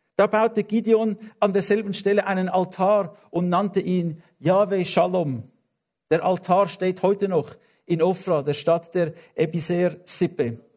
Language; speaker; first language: German; non-native, fluent; English